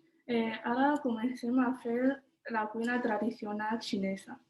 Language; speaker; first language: Spanish; non-native, learner; Chinese